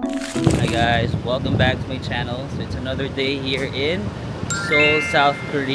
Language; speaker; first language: English; non-native, local second language; Filipino